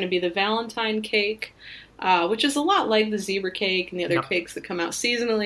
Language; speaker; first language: English; native; English